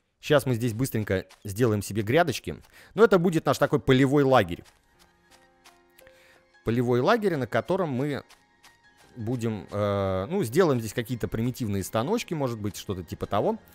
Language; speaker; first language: Russian; native; Russian